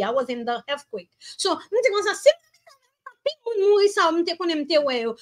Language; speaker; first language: English; non-native, learner; Haitian Creole